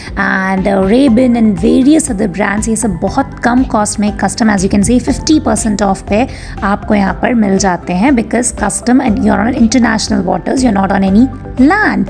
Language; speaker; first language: Hindi; native; Hindi